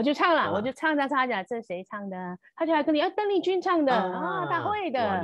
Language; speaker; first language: Chinese; native; Chinese